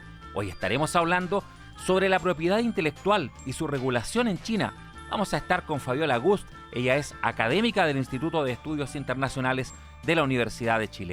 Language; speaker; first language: Spanish; native; Spanish